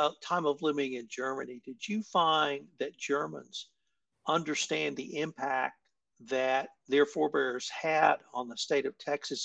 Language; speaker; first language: English; native; English